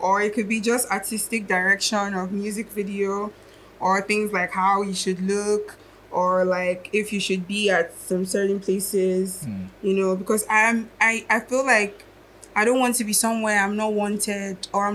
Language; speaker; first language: English; non-native, local second language; Igbo